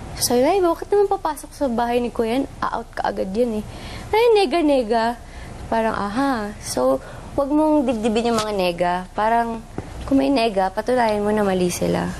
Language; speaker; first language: Filipino; non-native, local second language; Cebuano